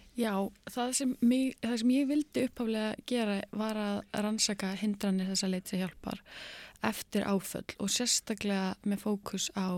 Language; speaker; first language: Icelandic; native; Icelandic